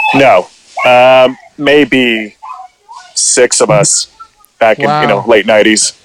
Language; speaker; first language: English; early bilingual, other home language; Spanish